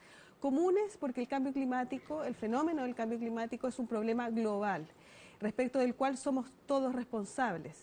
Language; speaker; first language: Spanish; native; Spanish